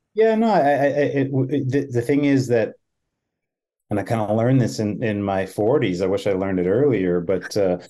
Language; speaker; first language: English; native; English